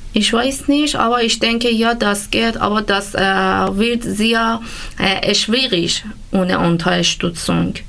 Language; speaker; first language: German; non-native, learner; Persian